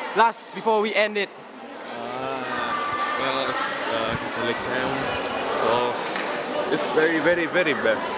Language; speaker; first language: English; non-native, local second language; Malay